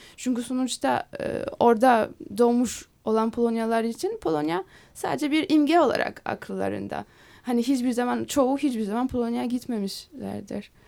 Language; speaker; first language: Turkish; non-native, fluent; Polish